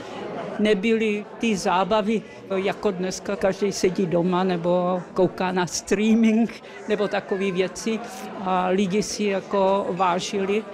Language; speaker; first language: Czech; early bilingual, heritage; Czech